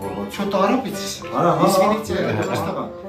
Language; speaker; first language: Russian; non-native, fluent; Armenian